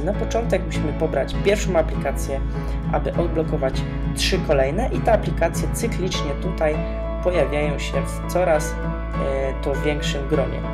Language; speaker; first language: Polish; native; Polish